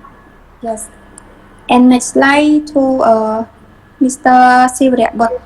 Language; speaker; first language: English; non-native, learner; Khmer